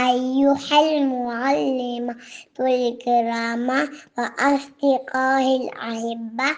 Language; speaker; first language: Arabic; non-native, learner; Malayalam